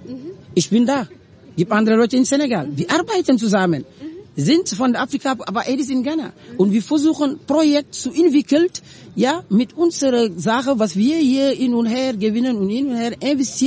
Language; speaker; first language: German; non-native, learner; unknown